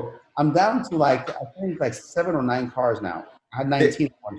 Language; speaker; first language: English; non-native, fluent; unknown